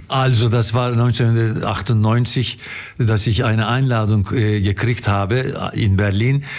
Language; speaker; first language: German; non-native, fluent; Turkish